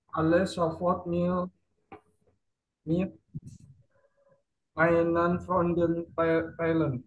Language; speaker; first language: German; non-native, learner; Indonesian